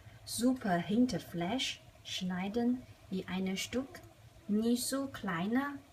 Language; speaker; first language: German; non-native, learner; Chinese